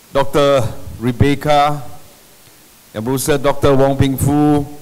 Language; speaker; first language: Malay; non-native, local second language; Chinese